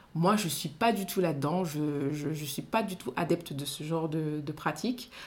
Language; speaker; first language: French; non-native, local second language; Soninke